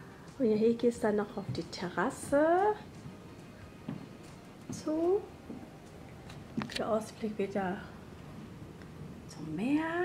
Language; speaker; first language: German; non-native, fluent; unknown